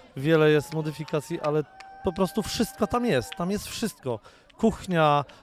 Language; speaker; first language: Polish; native; Polish